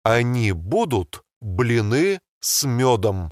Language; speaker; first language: Russian; non-native, learner; English